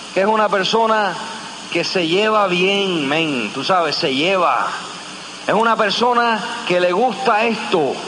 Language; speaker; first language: Spanish; early bilingual, heritage; Spanish